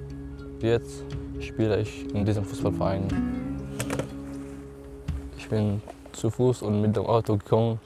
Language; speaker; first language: German; non-native, learner; Arabic